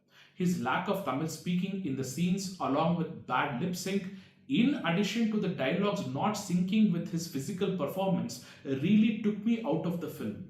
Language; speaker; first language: English; non-native, local second language; Tamil